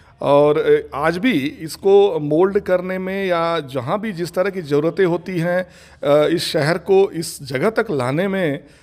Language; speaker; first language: Hindi; non-native, local second language; Bangla